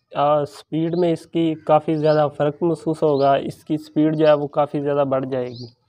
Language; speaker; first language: Urdu; non-native, local second language; Punjabi